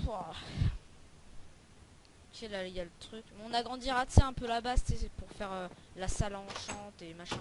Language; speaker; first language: French; native; French